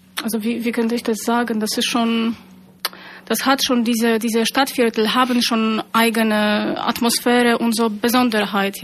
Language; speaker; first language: German; non-native, fluent; Polish